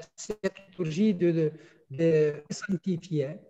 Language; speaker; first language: French; non-native, fluent; Russian